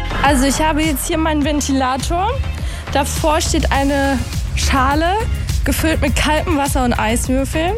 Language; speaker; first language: German; native; German